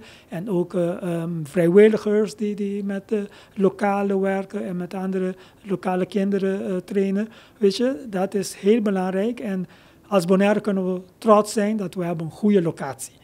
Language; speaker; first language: Dutch; non-native, local second language; Papiamento